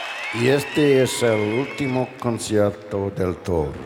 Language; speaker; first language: Spanish; non-native, learner; English